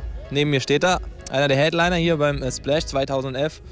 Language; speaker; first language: German; native; German